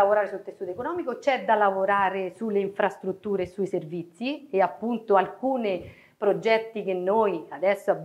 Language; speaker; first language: Italian; native; Italian